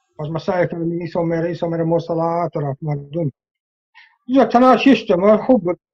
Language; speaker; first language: Persian; non-native, learner; English